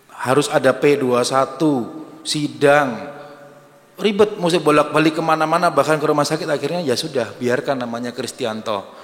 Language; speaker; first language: Indonesian; native; Indonesian